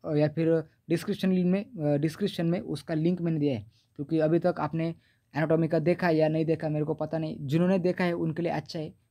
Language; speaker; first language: Hindi; non-native, local second language; Marathi